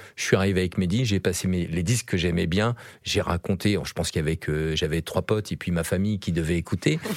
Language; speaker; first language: French; native; French